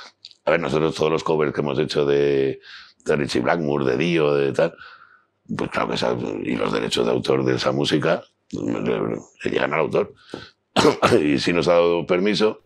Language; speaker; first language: Spanish; native; Spanish